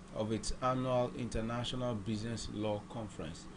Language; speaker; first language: English; non-native, local second language; Yoruba